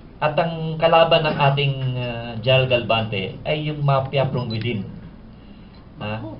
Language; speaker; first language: Filipino; native; Filipino